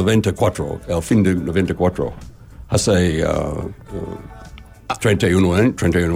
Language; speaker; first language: Spanish; non-native, learner; English